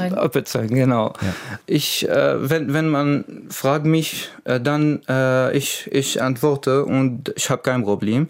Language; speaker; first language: German; non-native, learner; Arabic